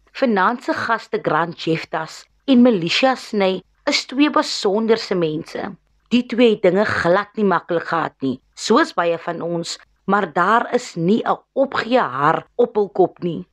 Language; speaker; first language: Afrikaans; native; Afrikaans